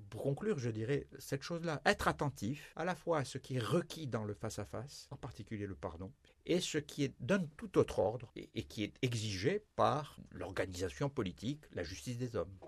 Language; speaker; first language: French; native; French